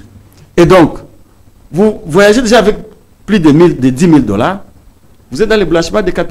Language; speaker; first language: French; non-native, local second language; Swahili